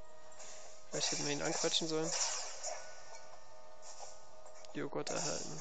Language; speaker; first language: German; native; German